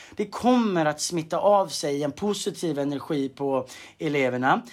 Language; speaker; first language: Swedish; native; Swedish